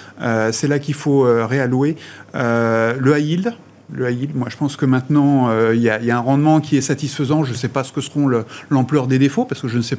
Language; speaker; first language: French; native; French